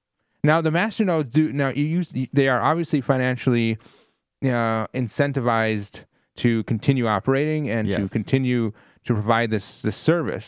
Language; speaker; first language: English; native; English